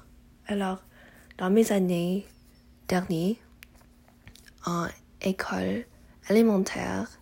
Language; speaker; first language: French; non-native, learner; English